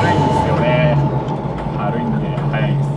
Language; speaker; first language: Japanese; native; Japanese